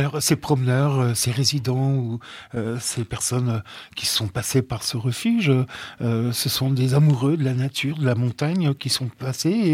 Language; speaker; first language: French; native; French